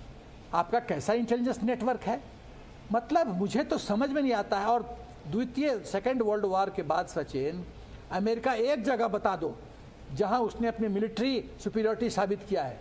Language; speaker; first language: Hindi; native; Hindi